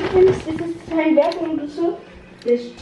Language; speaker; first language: German; early bilingual, other home language; Turkish